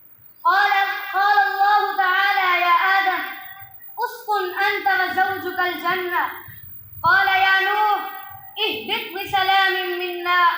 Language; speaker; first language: Arabic; non-native, learner; Urdu